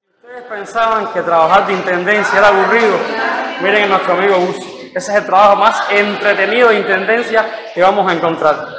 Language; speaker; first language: Spanish; native; Spanish